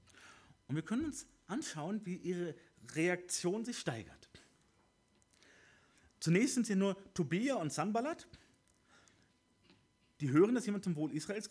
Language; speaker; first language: German; native; German